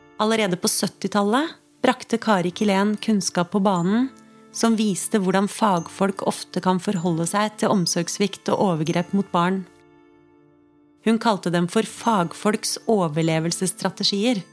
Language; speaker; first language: Norwegian; native; Norwegian